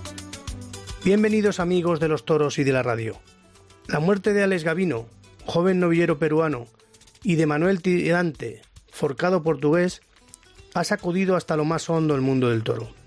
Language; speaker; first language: Spanish; native; Spanish